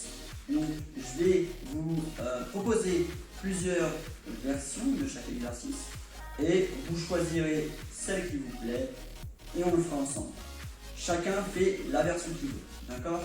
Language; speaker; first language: French; native; French